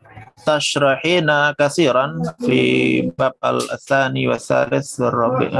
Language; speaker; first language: Arabic; non-native, fluent; Indonesian